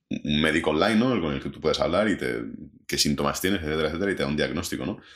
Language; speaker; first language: Spanish; native; Spanish